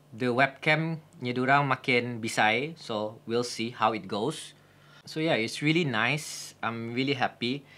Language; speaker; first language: English; non-native, local second language; Malay